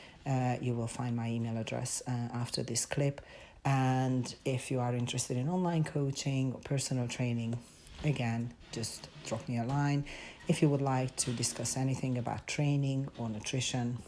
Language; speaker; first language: English; non-native, fluent; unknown